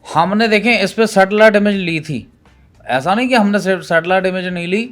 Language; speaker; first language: Urdu; non-native, local second language; Punjabi